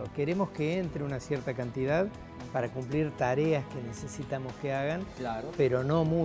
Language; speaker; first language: Spanish; native; Spanish